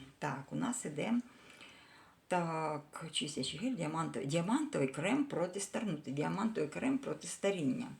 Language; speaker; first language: Ukrainian; non-native, local second language; Russian